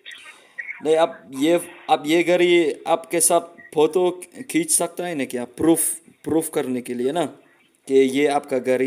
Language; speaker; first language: Hindi; non-native, local second language; Khasi